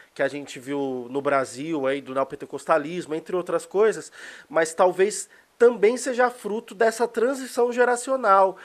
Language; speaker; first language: Portuguese; native; Portuguese